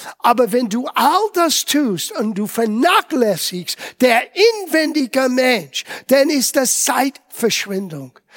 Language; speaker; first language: German; non-native, fluent; English